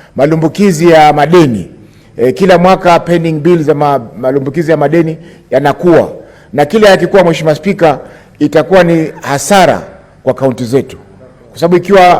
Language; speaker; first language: Swahili; native; Swahili